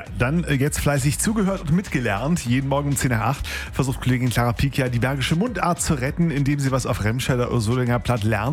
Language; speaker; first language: German; native; German